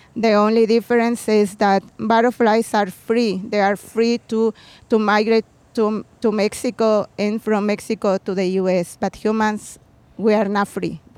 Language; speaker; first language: English; non-native, fluent; Spanish